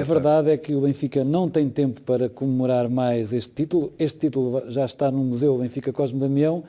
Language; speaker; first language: Portuguese; native; Portuguese